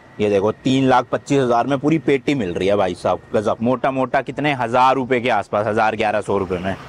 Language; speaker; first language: Hindi; native; Hindi